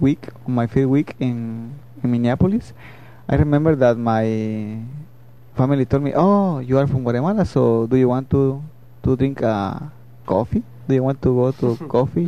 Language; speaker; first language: English; non-native, learner; Spanish